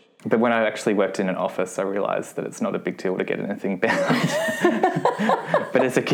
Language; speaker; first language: English; native; English